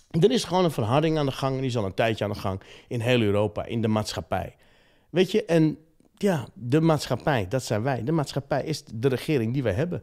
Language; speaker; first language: Dutch; early bilingual, other home language; Riffian